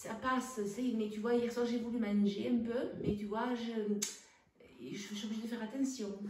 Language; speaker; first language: French; native; French